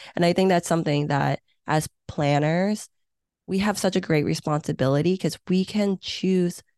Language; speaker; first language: English; early bilingual, other home language; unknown